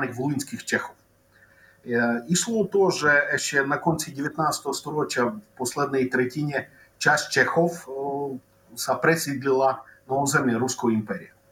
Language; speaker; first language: Slovak; non-native, local second language; Rusyn